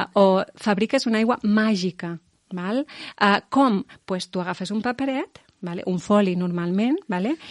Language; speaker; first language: Catalan; non-native, local second language; Spanish